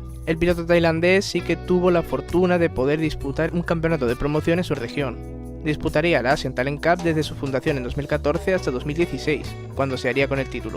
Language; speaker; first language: Spanish; native; Spanish